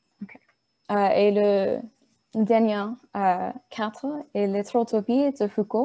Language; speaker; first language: French; non-native, learner; English